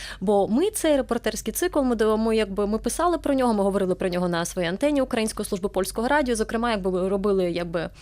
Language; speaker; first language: Ukrainian; native; Ukrainian